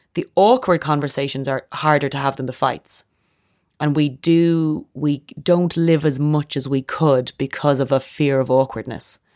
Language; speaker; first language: English; native; English